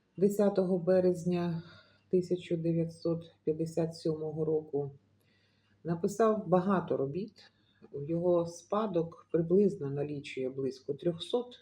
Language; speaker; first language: Ukrainian; native; Ukrainian